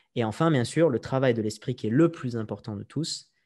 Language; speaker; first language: French; native; French